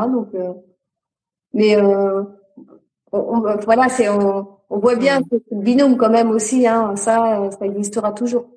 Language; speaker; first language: French; native; French